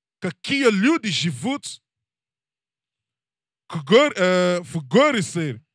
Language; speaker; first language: Russian; non-native, learner; English